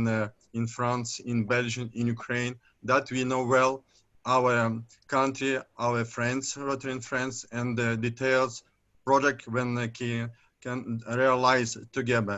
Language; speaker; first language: English; non-native, learner; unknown